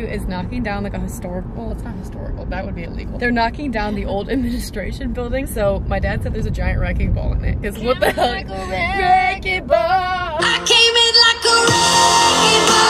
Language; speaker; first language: English; native; English